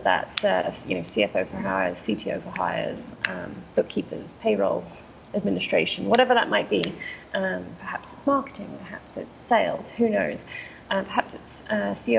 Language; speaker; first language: English; native; English